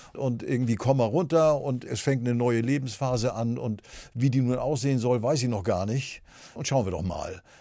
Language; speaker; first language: German; native; German